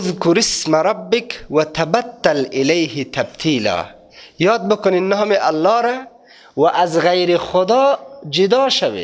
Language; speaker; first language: Persian; native; Persian